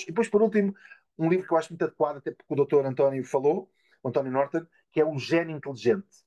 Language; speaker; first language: Portuguese; native; Portuguese